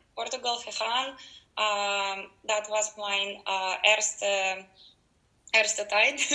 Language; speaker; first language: Dutch; non-native, learner; Russian